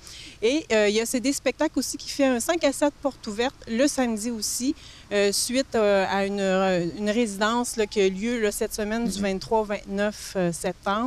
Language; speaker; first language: French; native; French